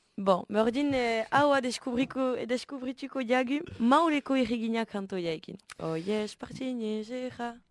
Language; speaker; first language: Basque; native; Basque